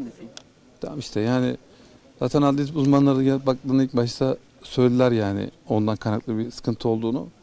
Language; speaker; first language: Turkish; native; Turkish